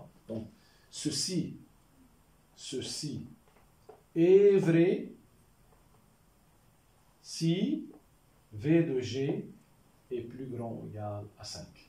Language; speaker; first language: French; non-native, local second language; Arabic